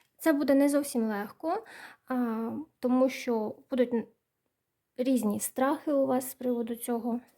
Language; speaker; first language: Ukrainian; non-native, local second language; Russian